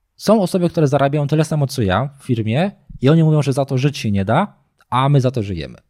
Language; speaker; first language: Polish; native; Polish